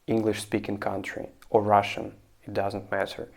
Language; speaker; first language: English; non-native, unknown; Russian